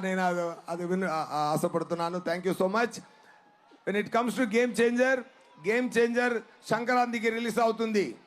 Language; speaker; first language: Telugu; non-native, learner; Tamil